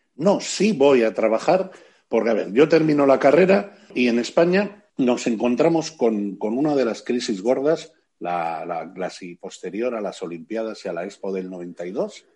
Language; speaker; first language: Spanish; native; Spanish